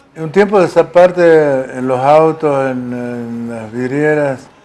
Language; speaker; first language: Spanish; native; Spanish